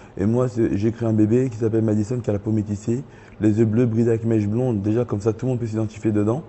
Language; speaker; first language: French; early bilingual, other home language; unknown